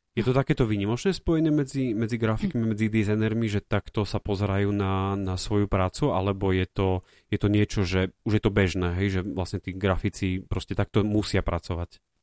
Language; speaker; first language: Slovak; native; Slovak